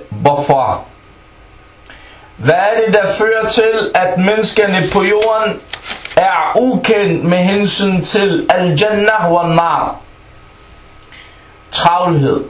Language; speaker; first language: Danish; non-native, fluent; Arabic